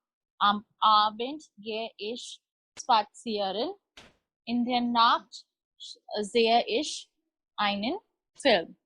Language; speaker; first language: German; non-native, fluent; Hindi